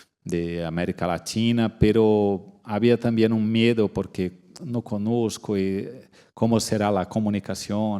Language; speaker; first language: Spanish; non-native, fluent; Portuguese